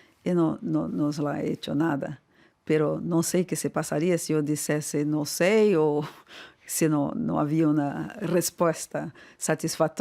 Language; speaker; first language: Spanish; non-native, fluent; Portuguese